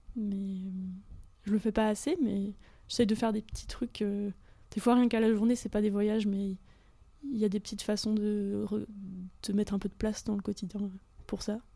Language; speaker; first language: French; native; French